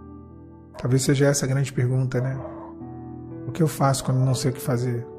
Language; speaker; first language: Portuguese; native; Portuguese